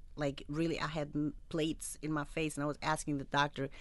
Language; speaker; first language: English; non-native, fluent; Arabic